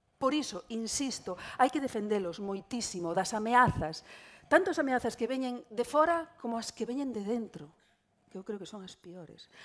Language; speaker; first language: Galician; non-native, local second language; Spanish